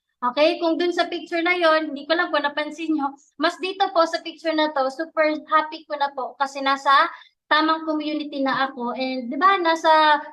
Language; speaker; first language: Filipino; non-native, local second language; Bikol